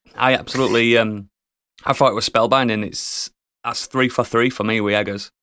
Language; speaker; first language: English; native; English